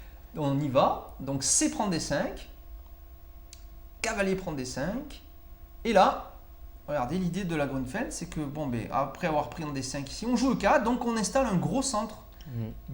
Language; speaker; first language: French; native; French